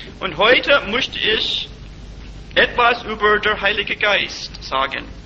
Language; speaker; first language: German; non-native, fluent; English